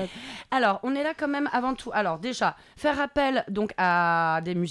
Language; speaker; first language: French; native; French